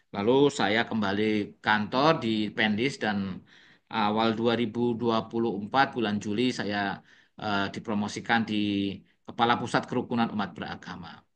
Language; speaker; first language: Indonesian; native; Indonesian